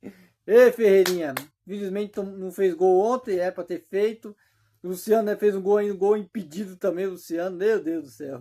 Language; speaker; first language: Portuguese; native; Portuguese